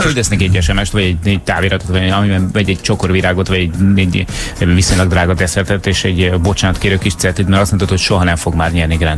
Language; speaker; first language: Hungarian; native; Hungarian